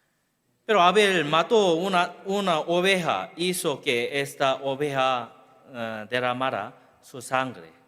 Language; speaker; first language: Spanish; non-native, learner; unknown